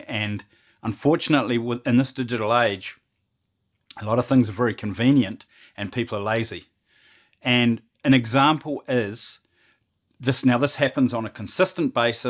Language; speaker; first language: English; native; English